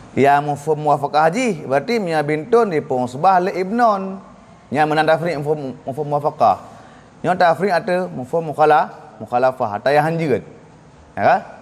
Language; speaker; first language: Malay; non-native, local second language; Achinese